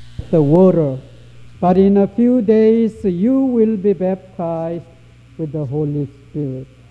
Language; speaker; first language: English; non-native, fluent; Korean